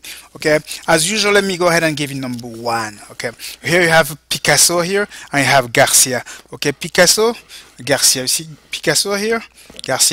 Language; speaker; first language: English; non-native, fluent; French